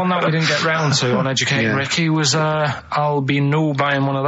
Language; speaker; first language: English; native; English